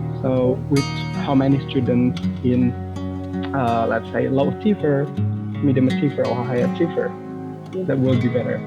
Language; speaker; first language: English; non-native, fluent; Indonesian